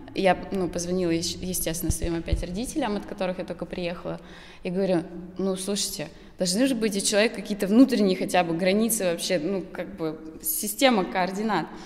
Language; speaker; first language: Russian; native; Russian